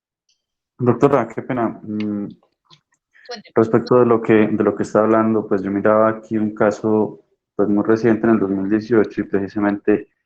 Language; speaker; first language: Spanish; native; Spanish